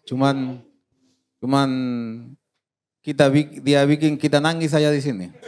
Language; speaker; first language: Indonesian; non-native, fluent; Dutch